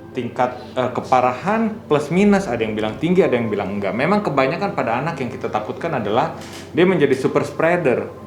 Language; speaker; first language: Indonesian; native; Indonesian